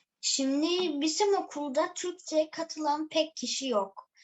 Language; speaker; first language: Turkish; early bilingual, heritage; Turkish